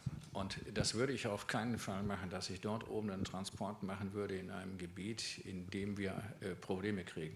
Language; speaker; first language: German; native; German